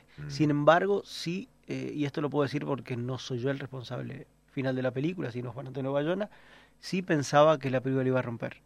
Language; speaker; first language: Spanish; native; Spanish